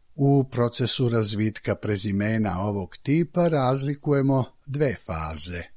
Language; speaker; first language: Serbian; native; Serbian